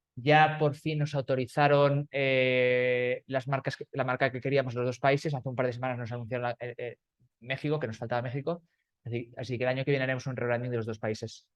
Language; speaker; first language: Spanish; native; Spanish